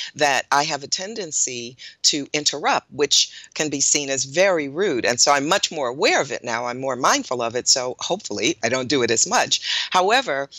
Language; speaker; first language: English; native; English